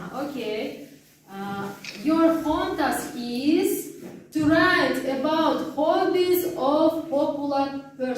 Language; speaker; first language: English; non-native, learner; Kazakh